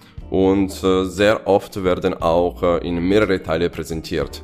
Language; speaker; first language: German; non-native, fluent; Italian